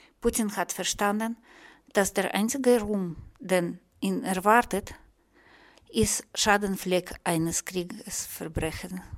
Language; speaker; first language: German; non-native, fluent; Russian